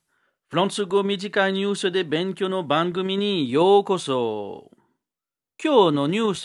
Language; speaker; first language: Japanese; non-native, learner; French